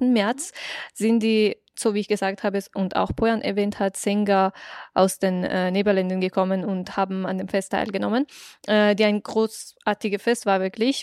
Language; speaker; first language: German; non-native, fluent; Persian